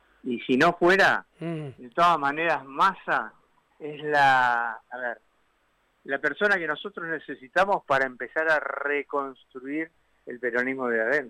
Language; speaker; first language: Spanish; native; Spanish